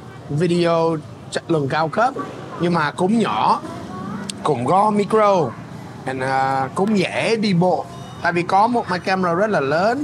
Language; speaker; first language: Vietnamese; non-native, fluent; English